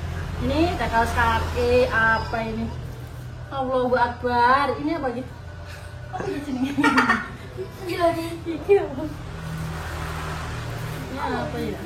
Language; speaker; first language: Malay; non-native, local second language; Javanese